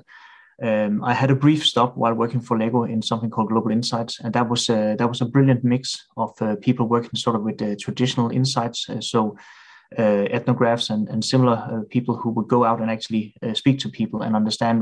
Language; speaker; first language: English; non-native, fluent; Danish